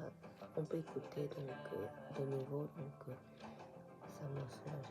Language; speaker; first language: French; non-native, learner; Japanese